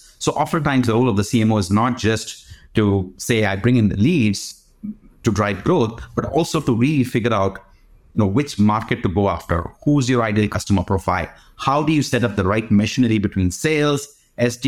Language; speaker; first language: English; non-native, local second language; Tamil